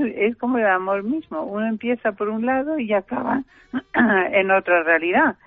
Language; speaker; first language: Spanish; non-native, fluent; German